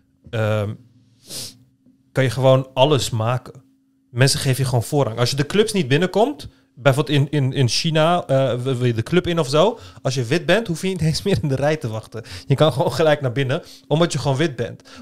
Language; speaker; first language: Dutch; native; Dutch